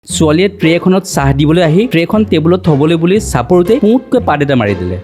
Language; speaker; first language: Assamese; native; Assamese